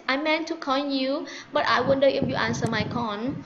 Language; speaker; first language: English; non-native, fluent; Vietnamese